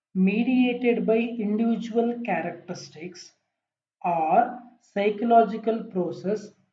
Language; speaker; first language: English; non-native, local second language; Kannada